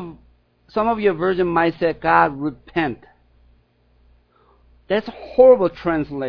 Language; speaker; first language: English; non-native, fluent; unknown